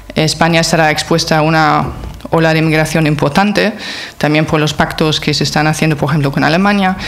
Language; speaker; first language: Spanish; non-native, fluent; German